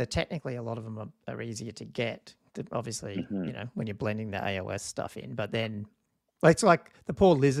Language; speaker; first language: English; native; English